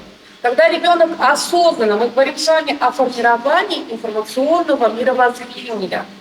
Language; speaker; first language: Russian; native; Russian